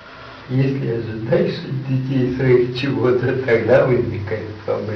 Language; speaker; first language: Russian; native; Russian